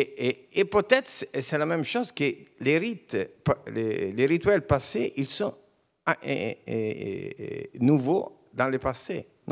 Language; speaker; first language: French; non-native, learner; Italian